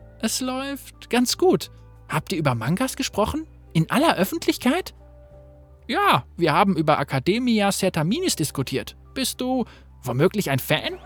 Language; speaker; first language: German; native; German